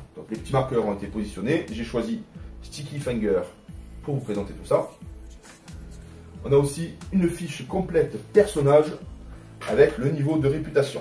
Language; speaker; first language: French; native; French